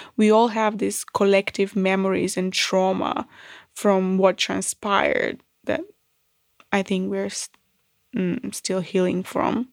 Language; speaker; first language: English; non-native, fluent; Macedonian